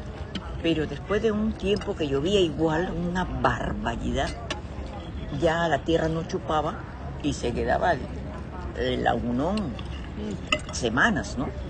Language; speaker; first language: Spanish; native; Spanish